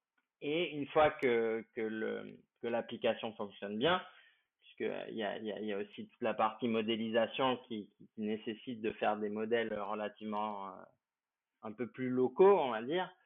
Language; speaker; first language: French; native; French